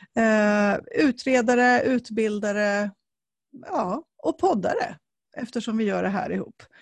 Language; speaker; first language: Swedish; native; Swedish